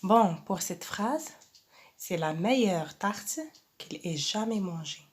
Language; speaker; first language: French; non-native, local second language; Arabic